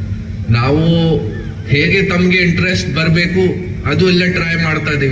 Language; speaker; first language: Kannada; non-native, local second language; Hindi